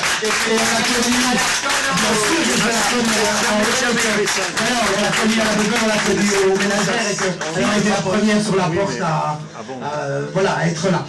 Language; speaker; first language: French; native; French